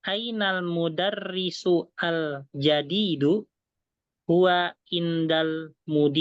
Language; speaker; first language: Arabic; non-native, fluent; Indonesian